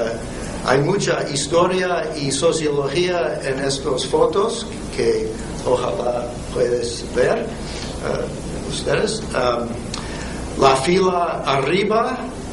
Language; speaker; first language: Spanish; non-native, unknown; English